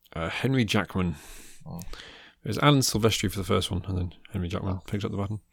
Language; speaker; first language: English; native; English